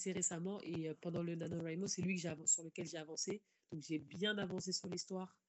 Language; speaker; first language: French; native; French